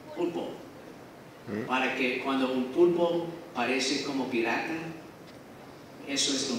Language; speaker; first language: Spanish; non-native, fluent; English